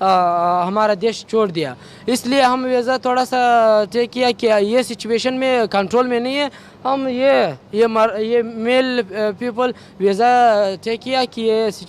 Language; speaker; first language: Hindi; non-native, learner; Pashto